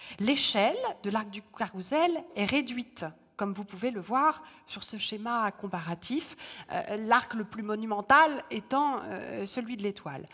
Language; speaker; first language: French; native; French